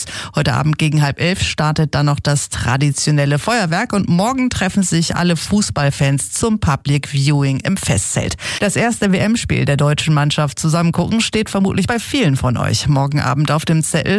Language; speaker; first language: German; native; German